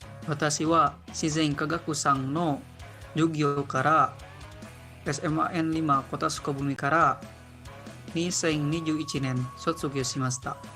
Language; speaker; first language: Japanese; non-native, learner; Indonesian